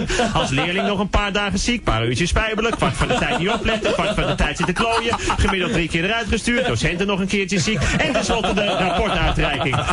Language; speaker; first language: Dutch; native; Dutch